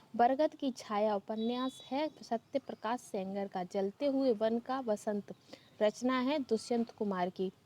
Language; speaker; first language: Hindi; native; Hindi